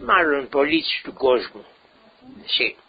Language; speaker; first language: Greek; non-native, local second language; Ladino